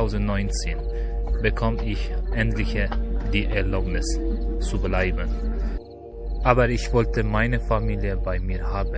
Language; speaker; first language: German; non-native, learner; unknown